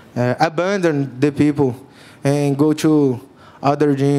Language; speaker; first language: English; non-native, learner; Portuguese